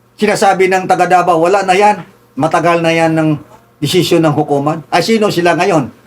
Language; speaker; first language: Filipino; non-native, local second language; Tausug